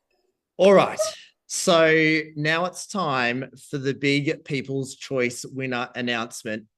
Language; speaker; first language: English; native; English